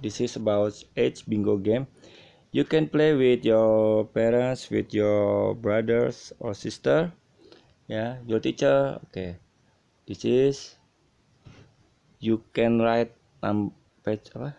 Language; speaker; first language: English; non-native, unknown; Indonesian